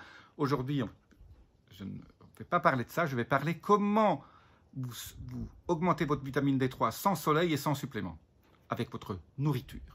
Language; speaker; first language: French; native; French